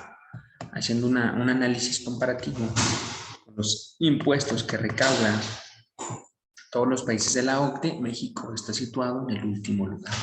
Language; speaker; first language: Spanish; native; Spanish